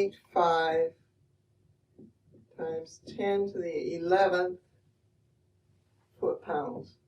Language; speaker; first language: English; native; English